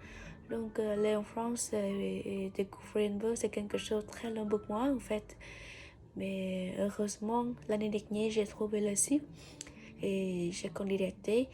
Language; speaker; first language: French; non-native, fluent; Vietnamese